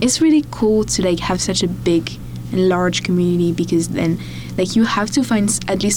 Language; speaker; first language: English; non-native, fluent; French